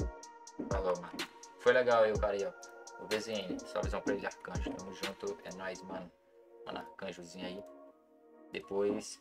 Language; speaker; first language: Portuguese; native; Portuguese